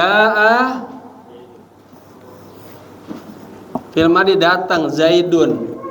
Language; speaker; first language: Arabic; non-native, fluent; Indonesian